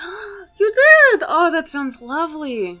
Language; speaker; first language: English; native; English